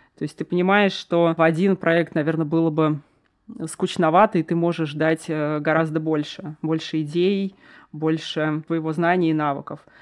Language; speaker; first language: Russian; native; Russian